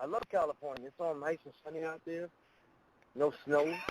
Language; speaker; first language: English; native; English